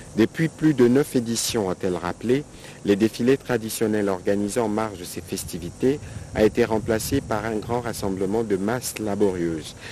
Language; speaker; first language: French; non-native, local second language; Lingala